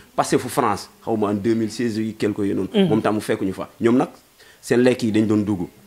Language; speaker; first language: Wolof; non-native, local second language; Jola-Fonyi